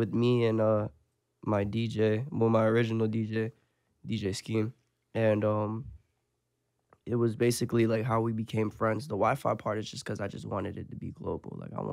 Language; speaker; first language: English; native; English